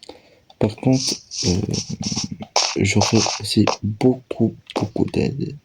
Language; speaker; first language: French; native; French